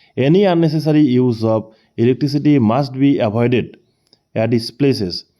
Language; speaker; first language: English; non-native, local second language; Bangla